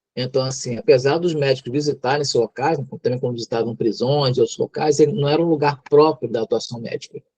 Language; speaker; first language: Portuguese; native; Portuguese